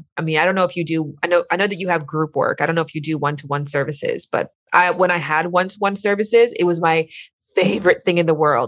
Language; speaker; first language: English; native; English